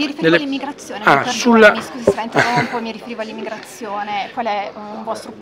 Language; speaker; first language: Italian; native; Italian